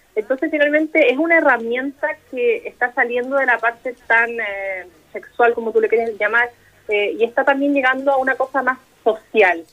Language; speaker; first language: Spanish; native; Spanish